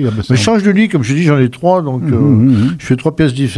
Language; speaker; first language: French; native; French